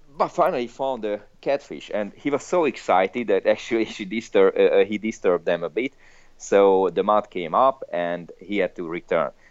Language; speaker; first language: English; non-native, fluent; Hungarian